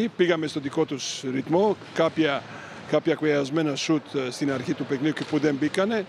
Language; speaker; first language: Greek; non-native, fluent; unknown